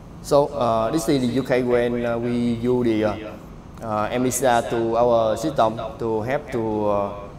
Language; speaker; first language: English; non-native, learner; Vietnamese